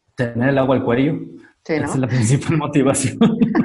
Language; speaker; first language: Spanish; native; Spanish